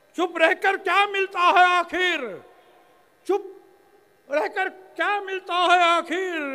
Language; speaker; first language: Hindi; non-native, local second language; Marathi